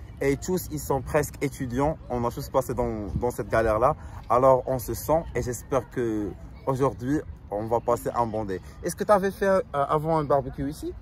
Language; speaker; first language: French; non-native, local second language; Arabic